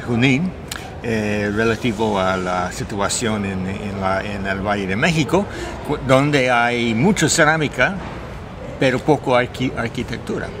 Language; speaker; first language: Spanish; non-native, fluent; English